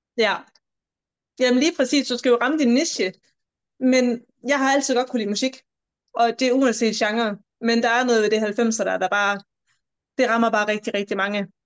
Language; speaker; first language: Danish; native; Danish